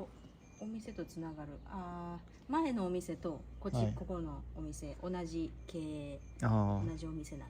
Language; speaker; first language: Japanese; native; Japanese